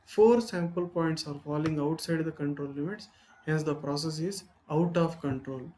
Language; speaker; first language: English; non-native, local second language; Telugu